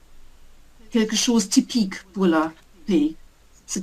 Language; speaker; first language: French; non-native, learner; German